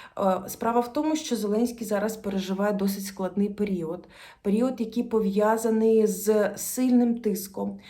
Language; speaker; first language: Ukrainian; non-native, local second language; Russian